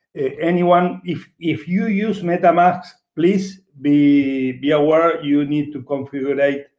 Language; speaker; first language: English; non-native, fluent; Spanish